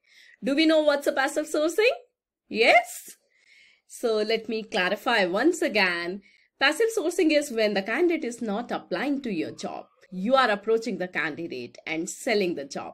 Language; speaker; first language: English; non-native, local second language; Hindi